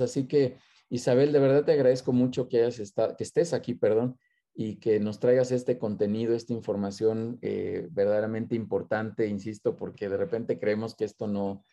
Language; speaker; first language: Spanish; native; Spanish